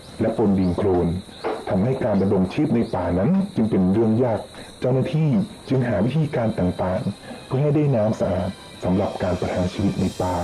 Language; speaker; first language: Thai; native; Thai